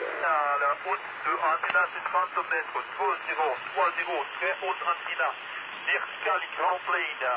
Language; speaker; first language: French; non-native, learner; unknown